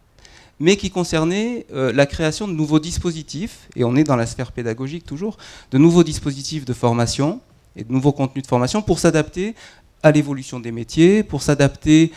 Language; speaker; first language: French; native; French